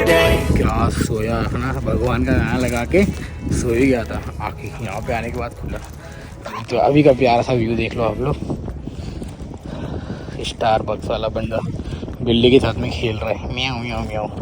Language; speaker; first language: Hindi; native; Hindi